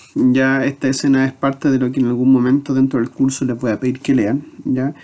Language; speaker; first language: Spanish; native; Spanish